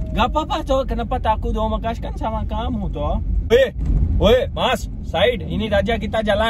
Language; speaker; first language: Indonesian; non-native, learner; Urdu